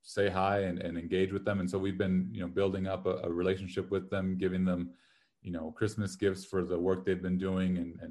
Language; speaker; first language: English; native; English